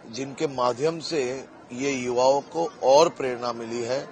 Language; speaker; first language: Hindi; non-native, local second language; Gujarati